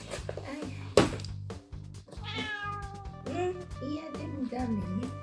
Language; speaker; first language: Japanese; native; Japanese